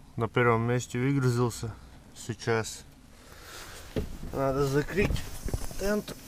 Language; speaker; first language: Russian; non-native, fluent; Latvian